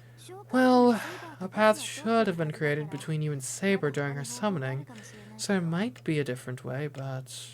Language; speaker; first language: English; native; English